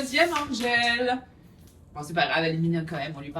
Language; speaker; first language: French; native; French